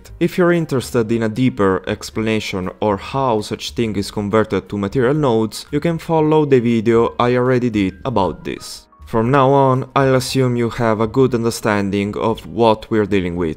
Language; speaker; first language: English; non-native, fluent; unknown